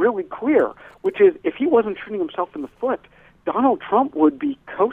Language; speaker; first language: English; native; English